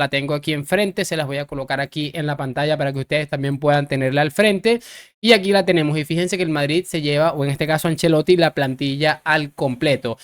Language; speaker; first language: Spanish; native; Spanish